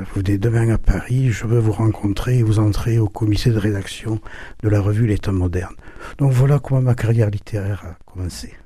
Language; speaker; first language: French; early bilingual, other home language; German